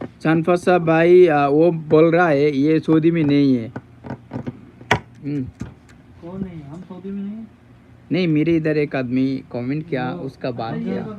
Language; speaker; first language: Hindi; non-native, learner; Bangla